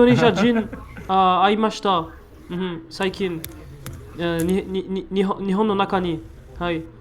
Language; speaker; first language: Japanese; non-native, learner; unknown